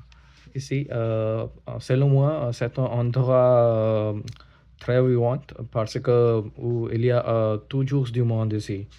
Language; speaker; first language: French; non-native, learner; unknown